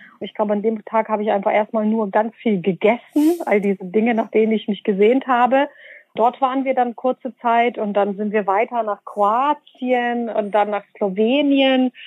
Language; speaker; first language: German; early bilingual, other home language; Bosnian